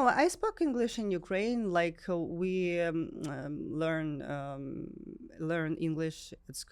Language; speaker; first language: English; non-native, learner; Ukrainian